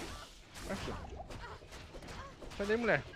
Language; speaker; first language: Portuguese; native; Portuguese